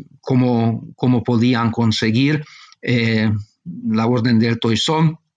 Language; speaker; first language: Spanish; non-native, fluent; Hungarian